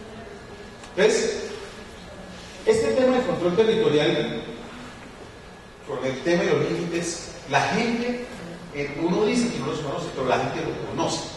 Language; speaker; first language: Spanish; native; Spanish